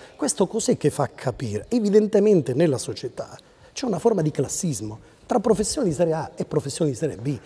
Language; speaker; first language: Italian; native; Italian